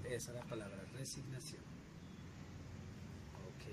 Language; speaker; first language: Spanish; native; Spanish